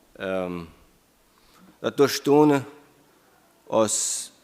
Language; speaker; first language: German; non-native, learner; English